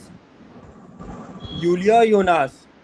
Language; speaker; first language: English; non-native, local second language; Hindi